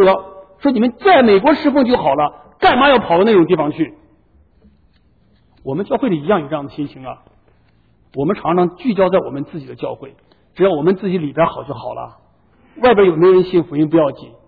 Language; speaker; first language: Chinese; native; Chinese